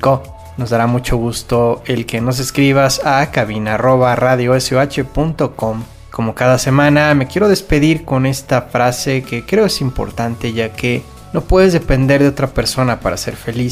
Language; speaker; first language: Spanish; native; Spanish